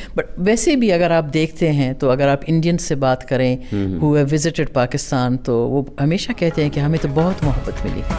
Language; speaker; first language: Urdu; non-native, local second language; Pashto